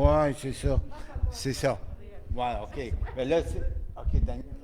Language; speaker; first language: French; native; French